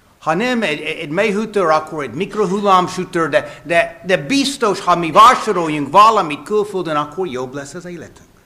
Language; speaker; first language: Hungarian; non-native, fluent; English